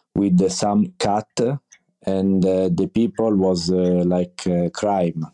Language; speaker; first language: English; non-native, learner; Italian